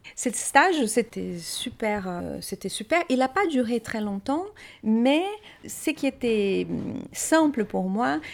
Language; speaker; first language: French; non-native, fluent; Portuguese